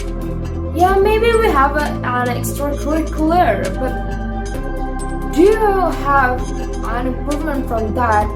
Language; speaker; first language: English; non-native, fluent; Indonesian